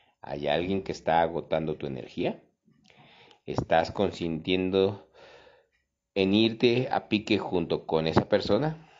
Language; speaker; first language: Spanish; native; Spanish